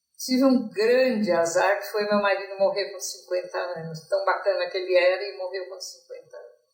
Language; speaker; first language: Portuguese; native; Portuguese